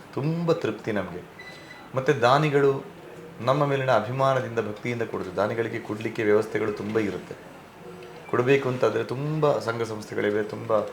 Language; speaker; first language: Kannada; non-native, local second language; Tulu